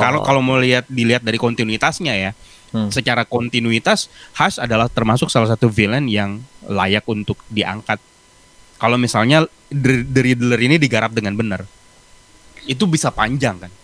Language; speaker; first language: Indonesian; native; Indonesian